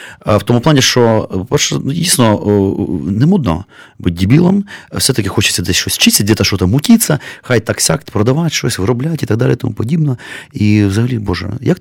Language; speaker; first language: Ukrainian; native; Ukrainian